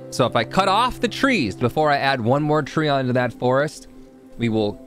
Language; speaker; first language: English; native; English